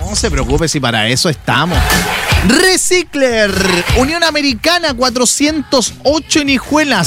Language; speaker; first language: Spanish; native; Spanish